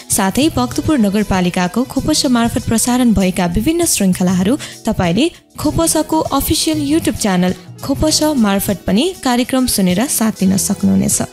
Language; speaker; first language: Nepali; non-native, local second language; Newari